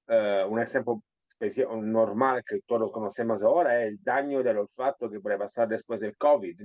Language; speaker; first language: Spanish; non-native, fluent; Italian